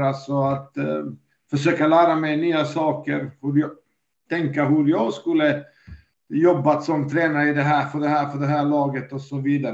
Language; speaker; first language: Swedish; non-native, fluent; Serbian